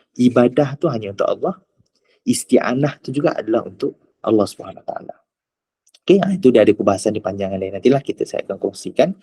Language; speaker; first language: Malay; native; Malay